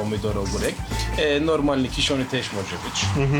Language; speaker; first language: Polish; non-native, learner; Turkish